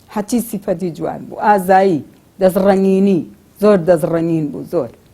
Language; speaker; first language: Central Kurdish; native; Central Kurdish